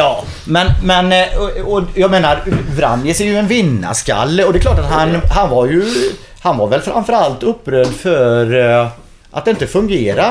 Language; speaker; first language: Swedish; native; Swedish